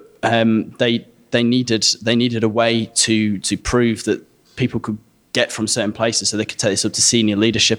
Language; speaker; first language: English; native; English